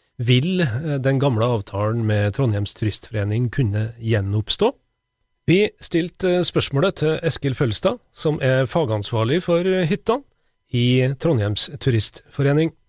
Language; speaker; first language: Norwegian; native; Norwegian